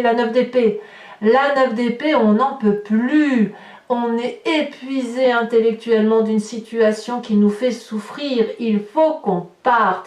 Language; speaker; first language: French; native; French